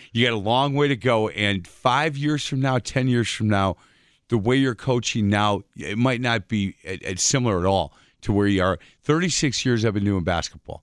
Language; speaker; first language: English; native; English